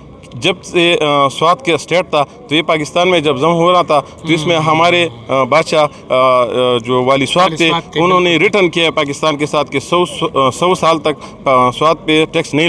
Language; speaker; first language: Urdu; non-native, local second language; Pashto